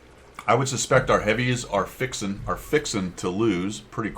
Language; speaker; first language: English; native; English